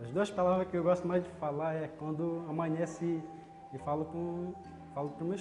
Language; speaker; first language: Portuguese; non-native, local second language; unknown